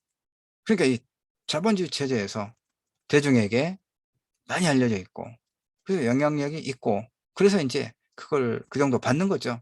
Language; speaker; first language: Korean; native; Korean